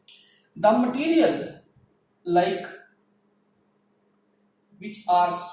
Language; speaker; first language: English; non-native, local second language; Hindi